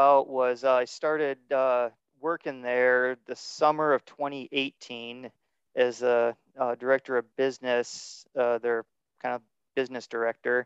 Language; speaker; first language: English; native; English